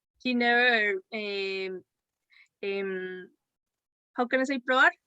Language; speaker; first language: English; non-native, learner; Spanish